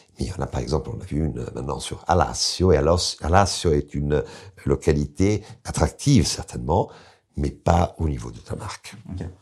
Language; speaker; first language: French; non-native, fluent; Italian